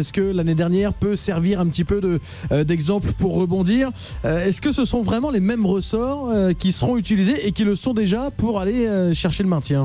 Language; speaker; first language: French; native; French